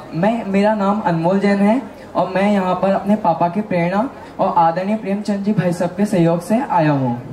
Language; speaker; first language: Hindi; native; Hindi